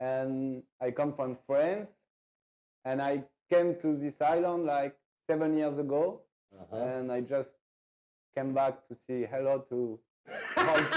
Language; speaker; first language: English; non-native, fluent; French